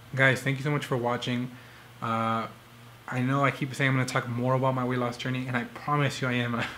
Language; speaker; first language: English; early bilingual, other home language; Spanish